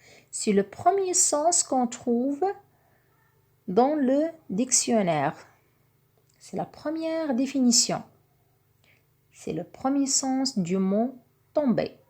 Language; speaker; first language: French; non-native, local second language; Arabic